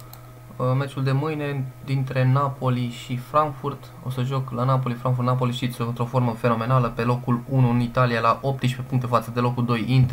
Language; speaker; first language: Romanian; native; Romanian